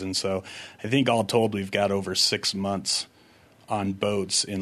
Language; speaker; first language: English; native; English